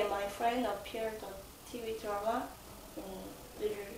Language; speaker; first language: English; non-native, learner; Korean